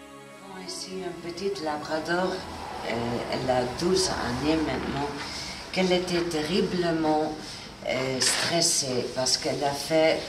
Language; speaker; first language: French; non-native, learner; Italian